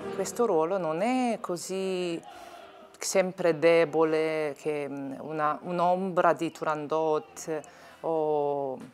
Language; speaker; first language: Italian; non-native, fluent; Korean